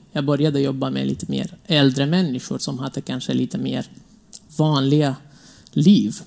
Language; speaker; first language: Swedish; non-native, fluent; Kurdish